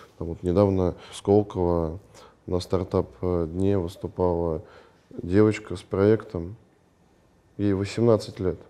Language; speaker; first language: Russian; native; Russian